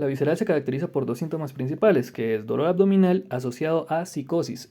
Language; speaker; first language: Spanish; native; Spanish